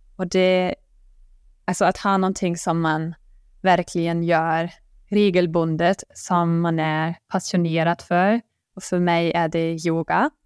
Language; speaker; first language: Swedish; non-native, fluent; German